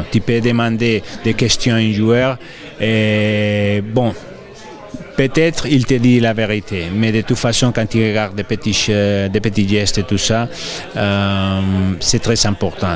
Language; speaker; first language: French; non-native, fluent; Spanish